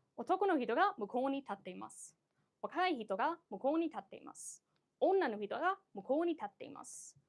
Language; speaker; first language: Japanese; non-native, fluent; English